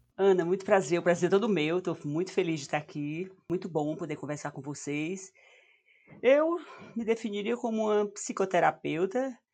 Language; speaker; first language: Portuguese; native; Portuguese